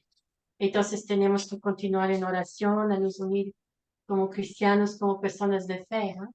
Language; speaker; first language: Spanish; non-native, fluent; Portuguese